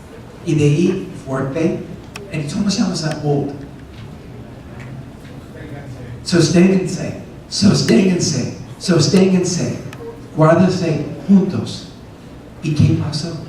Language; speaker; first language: Spanish; non-native, fluent; English